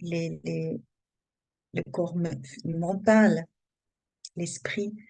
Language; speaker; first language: French; non-native, learner; German